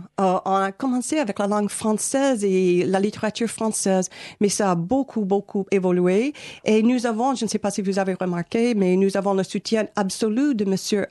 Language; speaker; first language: French; non-native, fluent; English